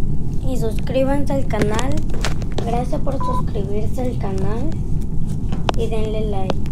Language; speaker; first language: Spanish; native; Spanish